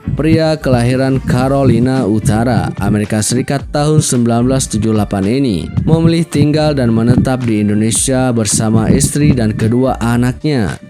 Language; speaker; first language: Indonesian; native; Indonesian